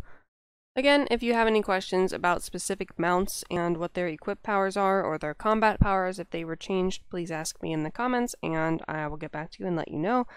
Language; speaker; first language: English; native; English